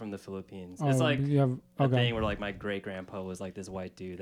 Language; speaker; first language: English; native; English